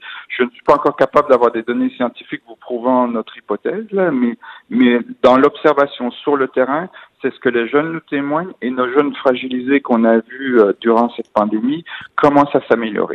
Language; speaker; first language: French; native; French